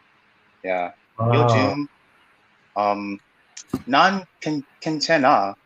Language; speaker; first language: Korean; non-native, learner; English